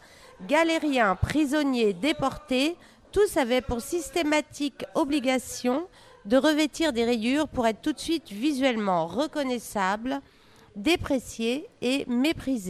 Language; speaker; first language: French; native; French